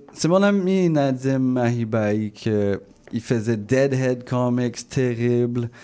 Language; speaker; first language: French; non-native, local second language; English